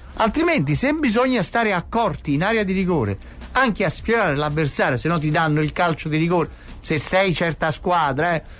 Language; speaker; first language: Italian; native; Italian